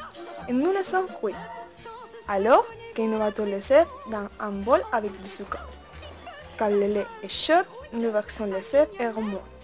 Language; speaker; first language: French; non-native, learner; Spanish